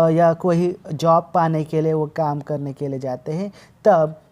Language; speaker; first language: Hindi; non-native, local second language; Marathi